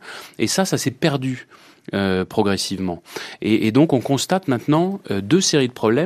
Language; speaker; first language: French; native; French